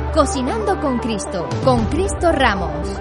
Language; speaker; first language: Spanish; native; Spanish